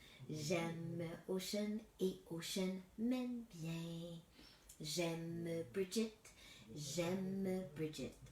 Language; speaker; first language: French; native; French